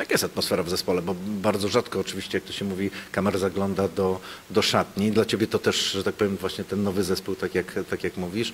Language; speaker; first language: Polish; native; Polish